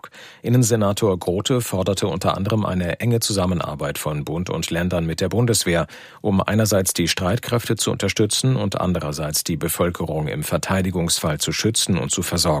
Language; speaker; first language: German; native; German